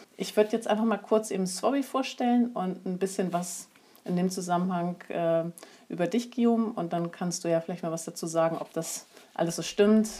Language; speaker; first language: German; native; German